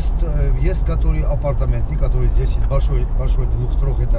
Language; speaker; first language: Russian; non-native, local second language; Armenian